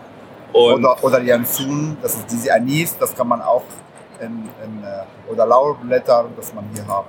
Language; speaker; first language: German; non-native, fluent; Arabic